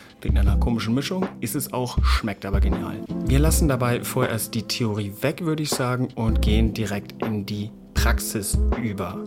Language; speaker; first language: German; native; German